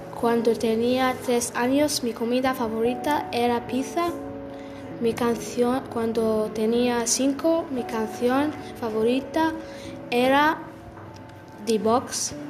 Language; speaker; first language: Spanish; non-native, learner; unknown